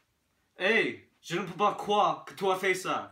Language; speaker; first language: French; non-native, learner; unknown